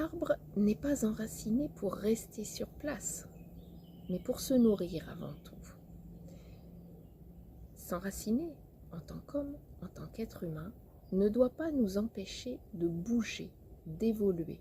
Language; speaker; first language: French; native; French